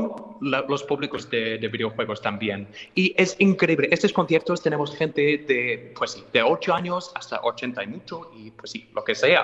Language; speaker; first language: Spanish; non-native, fluent; English